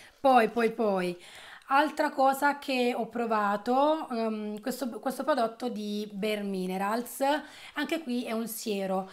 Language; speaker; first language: Italian; native; Italian